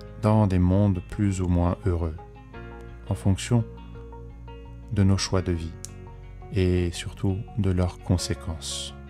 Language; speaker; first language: French; native; French